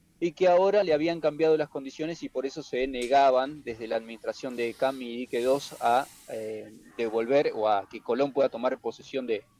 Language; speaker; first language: Spanish; native; Spanish